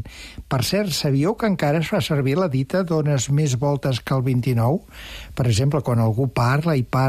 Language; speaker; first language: Catalan; native; Catalan